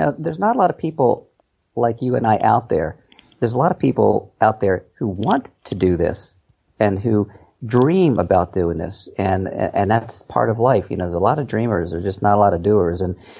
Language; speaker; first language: English; native; English